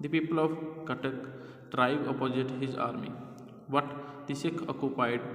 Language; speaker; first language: English; non-native, local second language; Punjabi